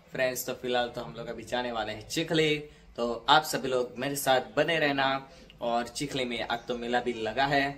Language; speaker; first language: Hindi; non-native, local second language; Gujarati